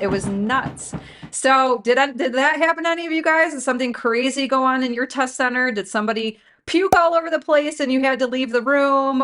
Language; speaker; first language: English; native; English